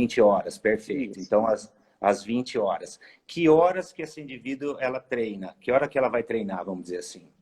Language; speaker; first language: Portuguese; native; Portuguese